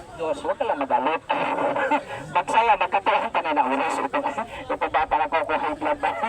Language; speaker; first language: Filipino; non-native, local second language; Cebuano